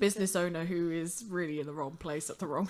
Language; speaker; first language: English; native; English